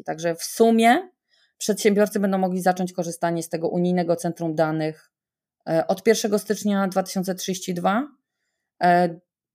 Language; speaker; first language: Polish; native; Polish